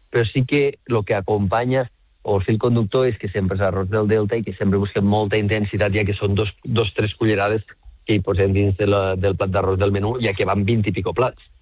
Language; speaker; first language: Catalan; native; Catalan